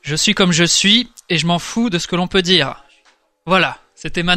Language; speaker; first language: French; native; French